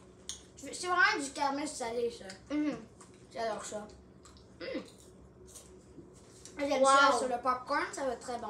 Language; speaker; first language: French; non-native, local second language; English